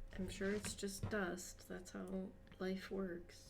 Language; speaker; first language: English; native; English